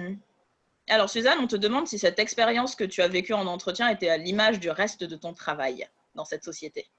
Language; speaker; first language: French; native; French